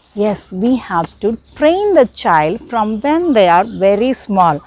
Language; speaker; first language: English; non-native, local second language; Tamil